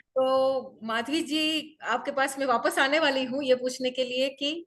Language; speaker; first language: Hindi; non-native, local second language; Gujarati